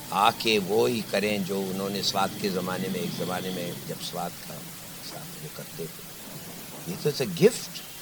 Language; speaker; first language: Urdu; native; Urdu